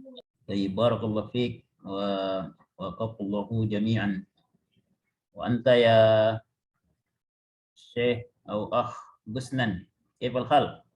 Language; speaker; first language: Arabic; non-native, fluent; Indonesian